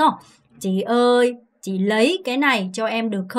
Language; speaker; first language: Vietnamese; non-native, fluent; Korean